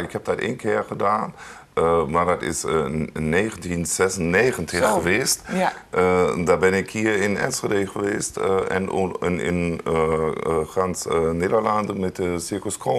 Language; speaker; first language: Dutch; non-native, learner; German